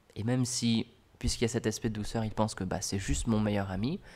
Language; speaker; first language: French; native; French